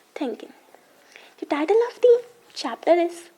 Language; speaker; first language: English; non-native, local second language; Hindi